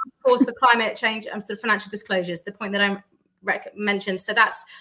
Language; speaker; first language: English; native; English